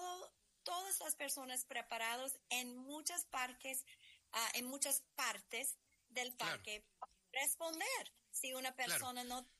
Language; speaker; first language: Spanish; non-native, learner; English